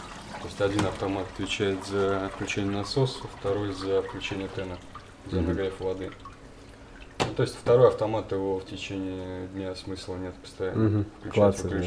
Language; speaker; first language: Russian; native; Russian